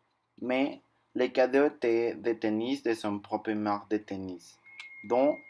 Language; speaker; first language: French; non-native, learner; Spanish